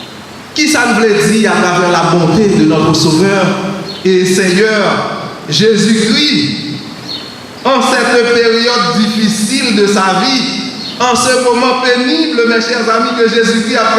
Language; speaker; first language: French; non-native, learner; Haitian Creole